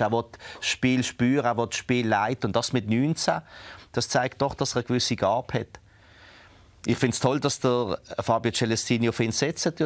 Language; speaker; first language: German; native; German